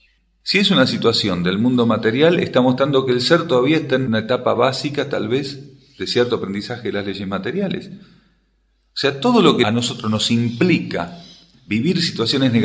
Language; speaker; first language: Spanish; native; Spanish